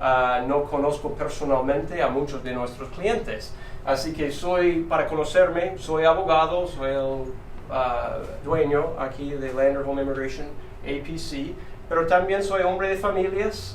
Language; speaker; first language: Spanish; non-native, fluent; English